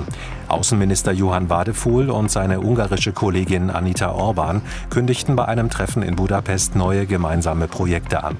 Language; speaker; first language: German; native; German